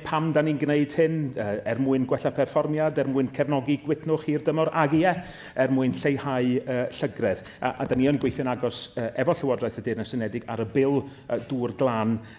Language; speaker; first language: Welsh; native; Welsh